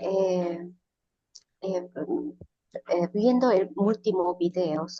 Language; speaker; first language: Spanish; non-native, learner; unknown